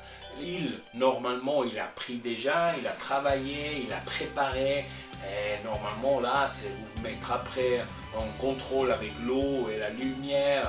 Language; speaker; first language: French; non-native, local second language; German